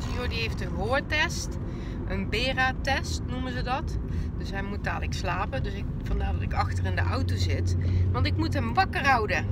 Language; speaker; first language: Dutch; native; Dutch